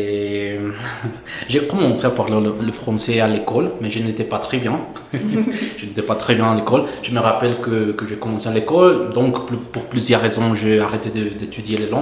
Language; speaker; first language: French; non-native, fluent; Spanish